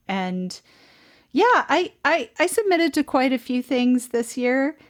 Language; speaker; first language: English; native; English